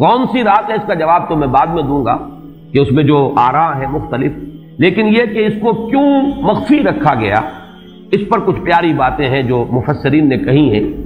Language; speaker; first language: Urdu; native; Urdu